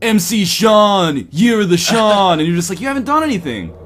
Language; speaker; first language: English; native; English